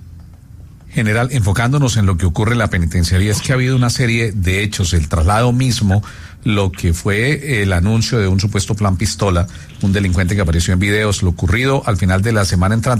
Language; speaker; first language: Spanish; native; Spanish